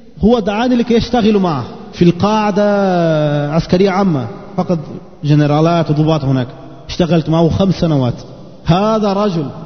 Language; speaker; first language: Arabic; non-native, fluent; Portuguese